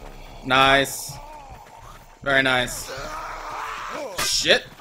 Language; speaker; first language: English; native; English